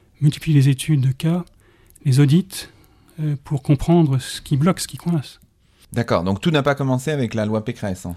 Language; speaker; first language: French; native; French